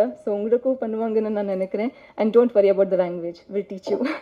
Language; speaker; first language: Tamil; non-native, fluent; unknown